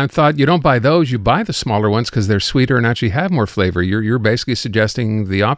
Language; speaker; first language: English; native; English